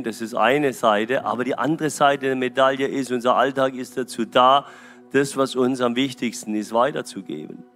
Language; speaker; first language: German; native; German